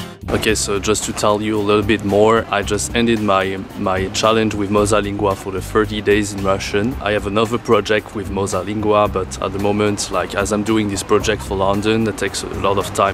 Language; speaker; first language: English; non-native, fluent; French